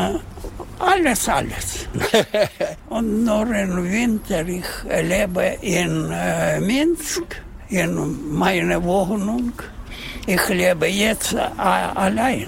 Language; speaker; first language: German; non-native, learner; Russian